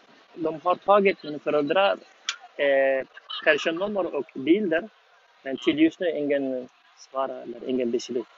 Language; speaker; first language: Swedish; non-native, learner; Uyghur